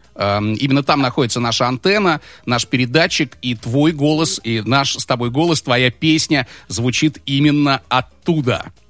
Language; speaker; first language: Russian; native; Russian